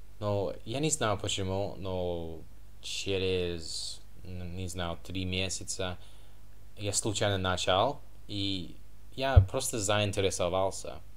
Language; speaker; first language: Russian; non-native, learner; English